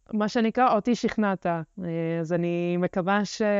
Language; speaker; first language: Hebrew; early bilingual, other home language; Russian